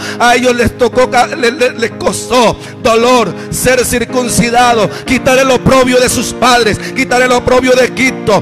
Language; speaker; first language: Spanish; native; Spanish